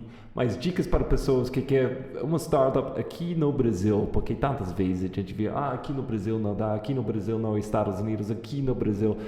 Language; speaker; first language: Portuguese; non-native, fluent; English